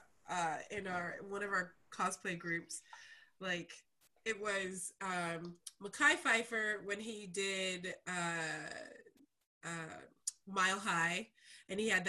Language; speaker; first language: English; native; English